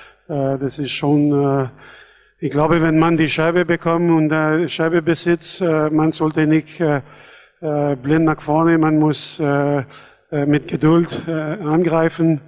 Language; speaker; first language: German; non-native, fluent; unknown